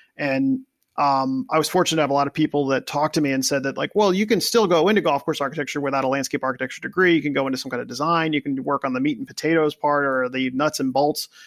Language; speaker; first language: English; native; English